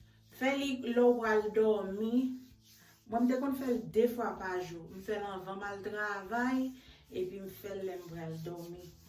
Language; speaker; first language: French; non-native, learner; Haitian Creole